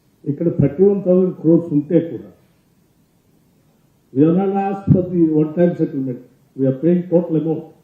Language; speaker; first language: English; non-native, local second language; Telugu